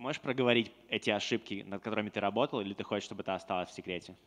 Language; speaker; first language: Russian; native; Russian